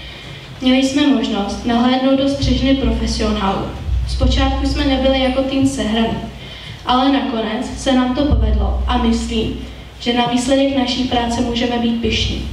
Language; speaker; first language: Czech; native; Czech